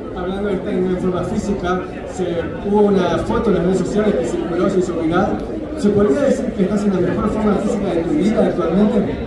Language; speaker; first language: English; native; English